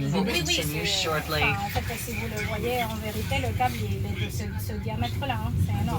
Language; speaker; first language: French; native; French